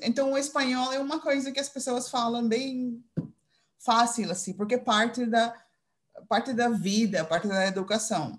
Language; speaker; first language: Portuguese; non-native, fluent; Dutch